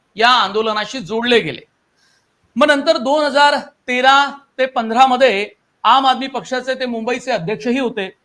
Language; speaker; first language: Marathi; native; Marathi